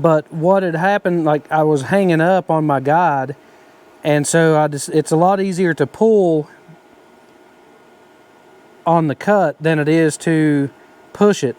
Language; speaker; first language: English; native; English